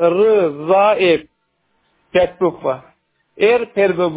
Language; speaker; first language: Russian; non-native, learner; Azerbaijani